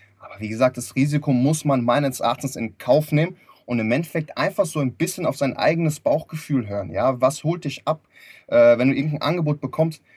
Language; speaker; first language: German; early bilingual, other home language; Lithuanian